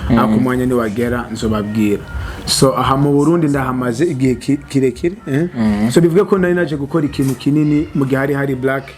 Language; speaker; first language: Rundi; early bilingual, heritage; Rundi